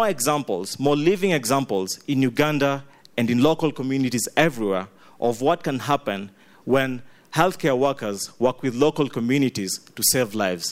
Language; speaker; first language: English; non-native, local second language; Ganda